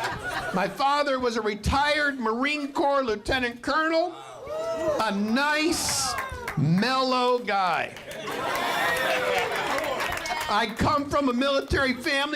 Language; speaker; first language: English; native; English